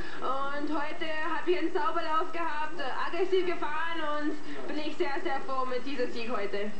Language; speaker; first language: German; non-native, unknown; English